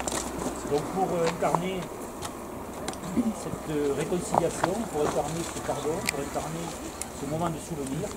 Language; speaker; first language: French; native; French